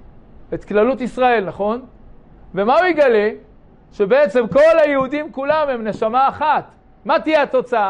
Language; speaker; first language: Hebrew; native; Hebrew